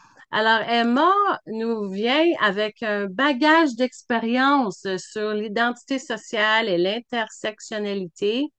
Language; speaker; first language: French; native; French